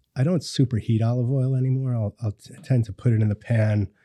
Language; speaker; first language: English; native; English